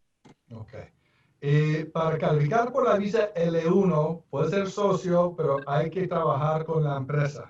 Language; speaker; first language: Spanish; non-native, fluent; English